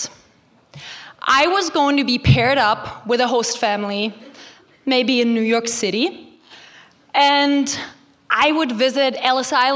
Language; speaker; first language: English; non-native, fluent; German